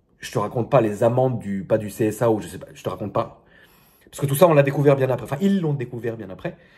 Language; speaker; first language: French; native; French